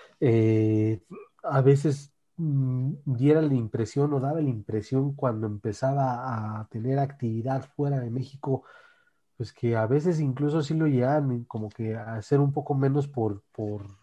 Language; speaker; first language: Spanish; native; Spanish